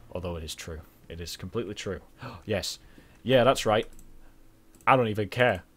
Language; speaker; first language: English; native; English